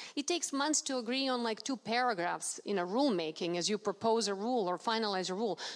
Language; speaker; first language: English; non-native, fluent; Serbian